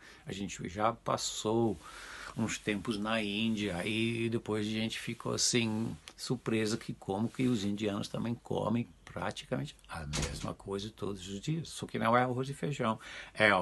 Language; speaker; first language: Portuguese; non-native, fluent; Dutch